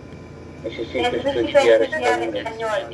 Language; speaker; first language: Spanish; non-native, learner; Filipino